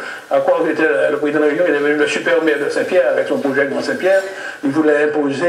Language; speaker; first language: French; native; French